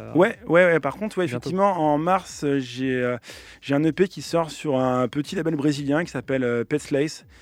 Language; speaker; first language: French; native; French